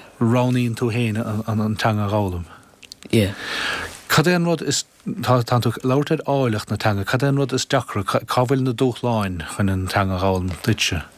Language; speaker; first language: Irish; native; Irish